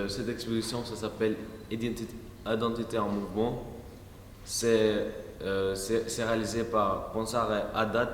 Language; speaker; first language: French; non-native, learner; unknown